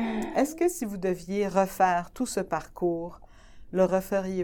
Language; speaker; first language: French; native; French